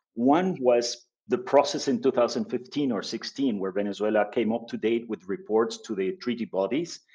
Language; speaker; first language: English; non-native, fluent; Spanish